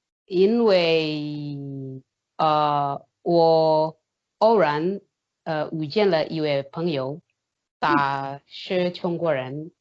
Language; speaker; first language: Chinese; non-native, learner; Indonesian